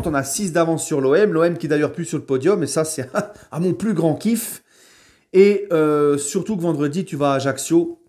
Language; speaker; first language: French; native; French